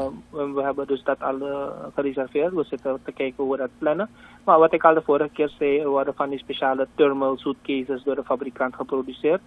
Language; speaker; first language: Dutch; native; Dutch